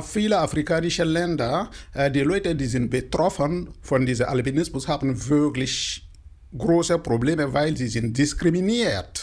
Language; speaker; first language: German; non-native, fluent; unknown